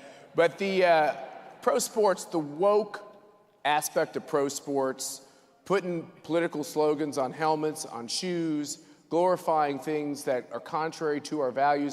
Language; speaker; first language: English; native; English